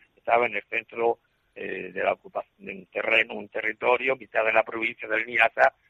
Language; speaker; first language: Spanish; native; Spanish